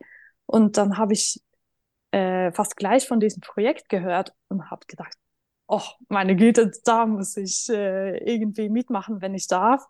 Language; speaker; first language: German; non-native, fluent; Norwegian